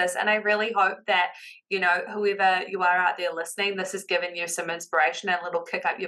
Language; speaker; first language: English; native; English